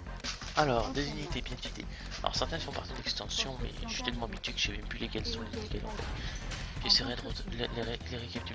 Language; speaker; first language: French; native; French